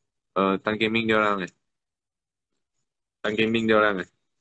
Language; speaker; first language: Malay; non-native, local second language; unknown